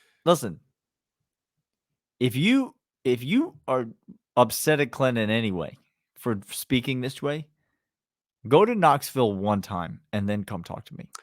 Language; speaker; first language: English; native; English